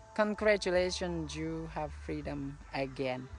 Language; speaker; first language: English; non-native, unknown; Khmer